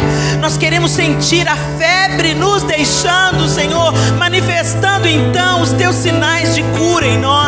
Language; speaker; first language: Portuguese; native; Portuguese